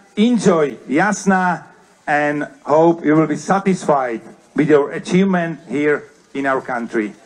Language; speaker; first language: English; non-native, fluent; Slovak